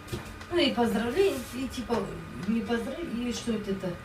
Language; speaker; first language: Russian; native; Russian